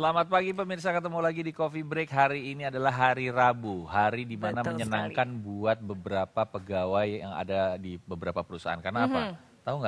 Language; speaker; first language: Indonesian; native; Indonesian